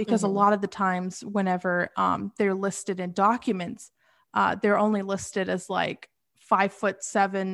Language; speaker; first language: English; native; English